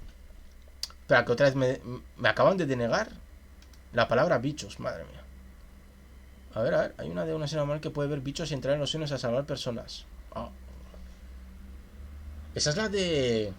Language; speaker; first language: Spanish; native; Spanish